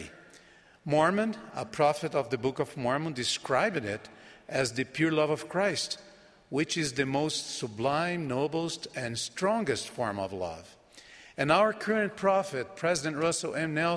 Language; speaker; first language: English; non-native, fluent; Portuguese